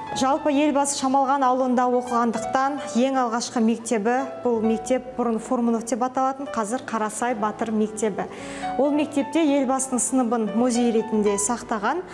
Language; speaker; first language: Kazakh; native; Kazakh